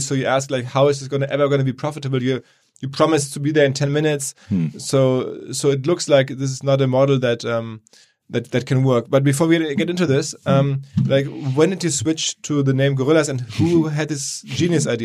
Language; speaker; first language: English; non-native, fluent; German